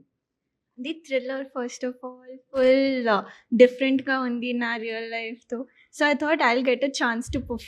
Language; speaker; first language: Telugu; non-native, learner; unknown